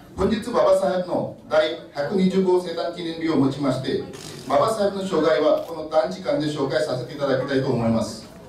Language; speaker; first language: Japanese; non-native, fluent; Marathi